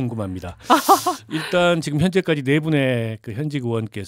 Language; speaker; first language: Korean; native; Korean